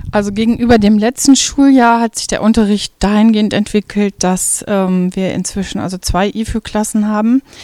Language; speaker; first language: German; native; German